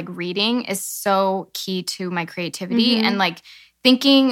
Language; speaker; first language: English; native; English